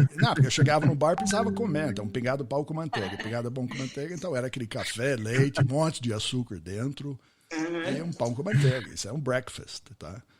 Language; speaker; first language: Portuguese; non-native, fluent; English